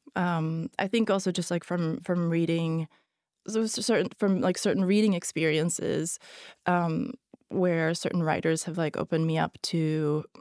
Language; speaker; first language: English; non-native, fluent; Hungarian